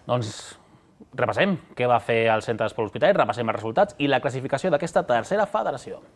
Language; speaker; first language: Catalan; native; Catalan